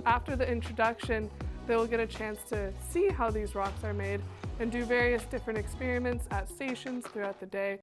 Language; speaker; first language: English; native; English